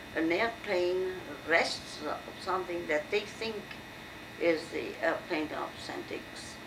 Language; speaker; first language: English; non-native, fluent; French